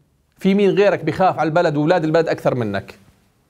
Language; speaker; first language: Arabic; native; Arabic